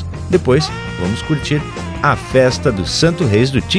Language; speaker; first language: Portuguese; native; Portuguese